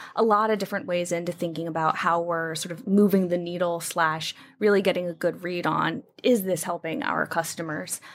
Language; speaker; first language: English; native; English